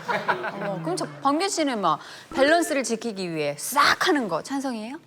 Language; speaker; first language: Korean; native; Korean